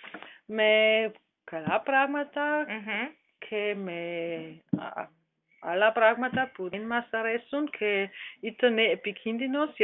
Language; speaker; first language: Greek; non-native, learner; German